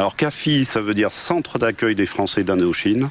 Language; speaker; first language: French; native; French